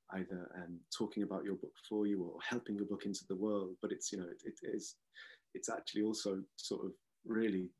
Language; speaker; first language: English; native; English